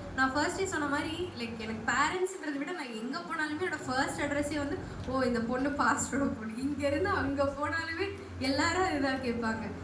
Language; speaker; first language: Tamil; non-native, local second language; Telugu